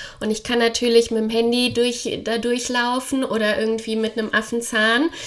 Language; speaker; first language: German; native; German